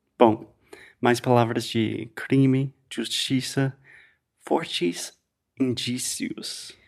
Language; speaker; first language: Portuguese; non-native, fluent; English